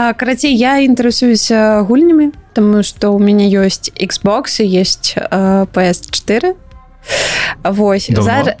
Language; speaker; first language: Belarusian; non-native, local second language; Russian